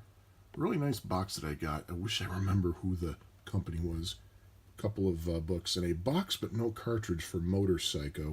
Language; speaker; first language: English; native; English